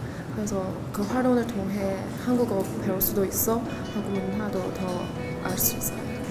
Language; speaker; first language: Korean; non-native, learner; Chinese